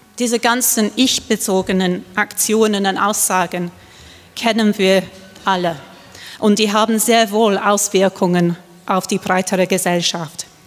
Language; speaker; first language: German; non-native, fluent; English